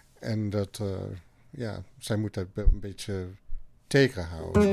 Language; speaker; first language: Dutch; non-native, fluent; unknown